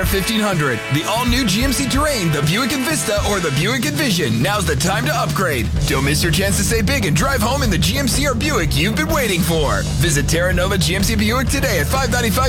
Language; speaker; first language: English; native; English